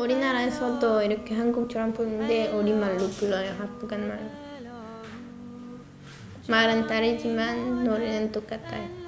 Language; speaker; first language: Korean; early bilingual, other home language; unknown